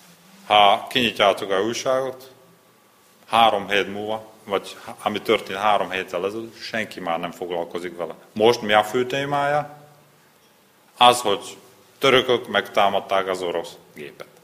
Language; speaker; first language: Hungarian; non-native, learner; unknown